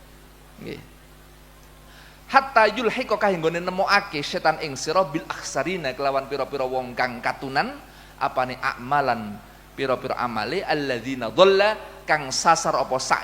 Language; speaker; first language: Indonesian; non-native, local second language; Javanese